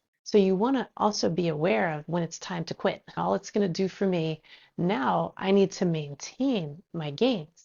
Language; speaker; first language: English; native; English